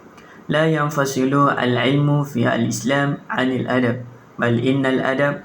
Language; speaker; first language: Arabic; non-native, learner; Malay